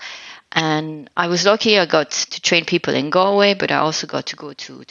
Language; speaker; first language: English; non-native, fluent; French